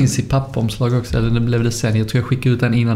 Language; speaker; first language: Swedish; native; Swedish